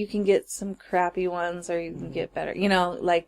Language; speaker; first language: English; native; English